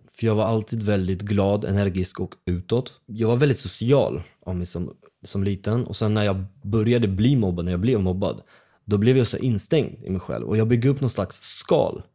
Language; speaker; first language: Swedish; early bilingual, other home language; Russian